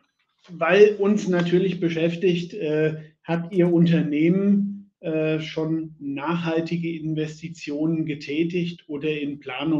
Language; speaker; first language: German; native; German